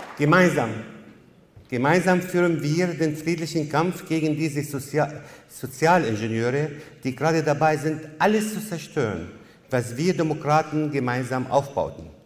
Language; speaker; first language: German; non-native, fluent; Arabic